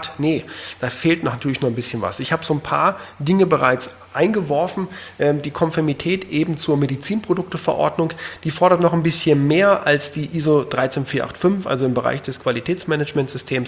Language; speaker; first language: German; native; German